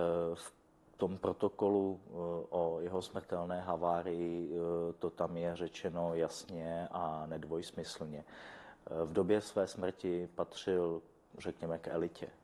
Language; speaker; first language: Czech; native; Czech